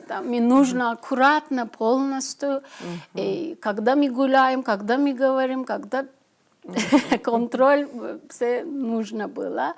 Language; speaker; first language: Russian; non-native, learner; Turkish